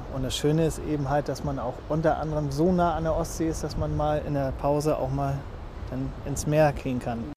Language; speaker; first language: German; native; German